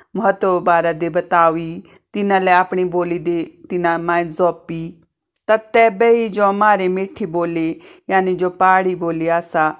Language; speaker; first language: Hindi; native; Hindi